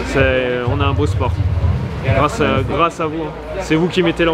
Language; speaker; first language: French; native; French